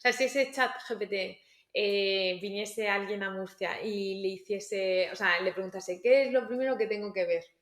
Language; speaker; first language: Spanish; native; Spanish